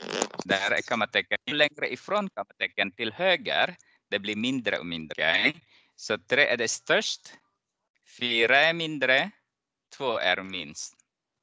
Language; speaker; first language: Swedish; non-native, fluent; Arabic